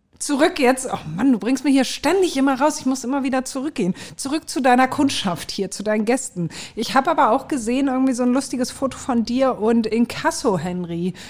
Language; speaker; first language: German; native; German